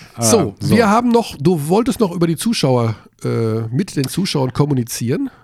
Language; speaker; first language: German; native; German